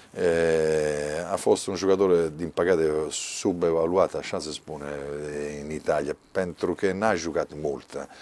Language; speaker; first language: Romanian; non-native, fluent; Italian